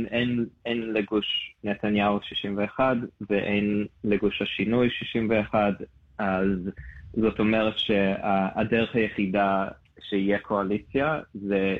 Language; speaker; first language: Hebrew; non-native, fluent; English